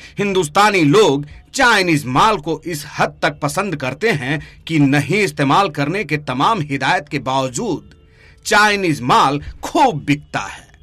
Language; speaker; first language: Hindi; native; Hindi